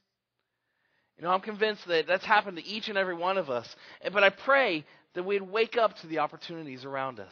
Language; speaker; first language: English; native; English